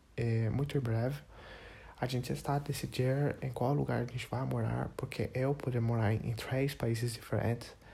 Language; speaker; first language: Portuguese; non-native, learner; English